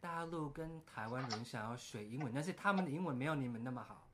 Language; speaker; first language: Chinese; early bilingual, heritage; Chinese